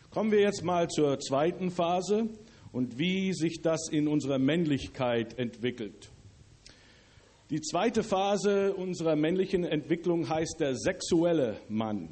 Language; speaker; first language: German; early bilingual, other home language; English